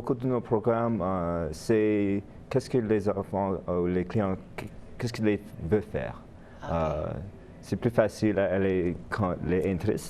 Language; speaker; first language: French; non-native, learner; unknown